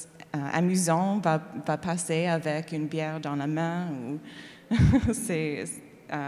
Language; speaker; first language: French; non-native, learner; English